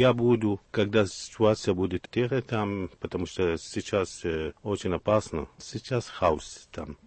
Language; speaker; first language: Russian; non-native, learner; Arabic